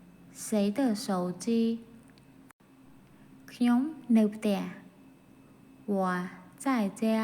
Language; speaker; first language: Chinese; non-native, fluent; Khmer